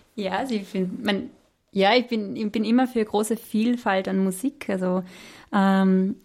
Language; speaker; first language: German; native; German